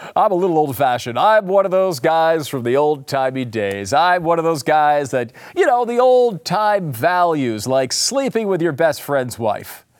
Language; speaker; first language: English; native; English